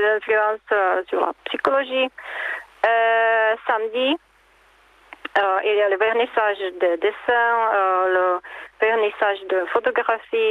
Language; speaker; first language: French; non-native, fluent; Czech